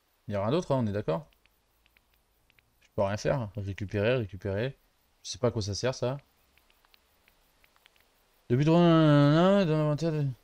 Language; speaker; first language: French; native; French